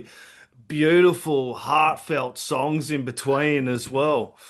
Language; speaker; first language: English; native; English